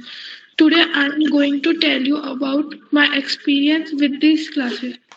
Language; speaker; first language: English; non-native, learner; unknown